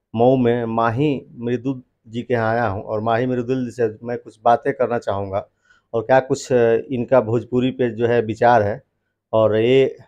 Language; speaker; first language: Hindi; non-native, local second language; Bhojpuri